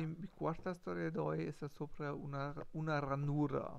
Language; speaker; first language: Spanish; non-native, learner; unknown